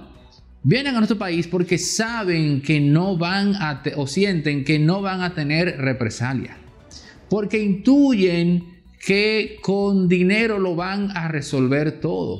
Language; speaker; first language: Spanish; native; Spanish